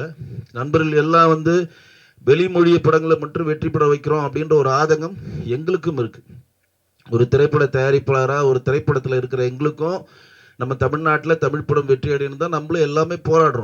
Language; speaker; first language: Tamil; native; Tamil